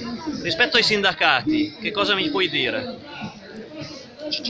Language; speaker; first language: Italian; native; Italian